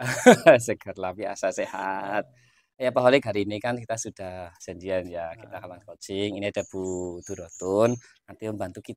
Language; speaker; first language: Indonesian; native; Indonesian